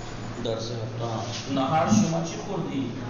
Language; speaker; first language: Persian; non-native, fluent; Urdu